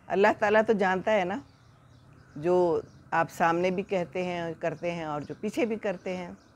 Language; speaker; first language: Urdu; native; Urdu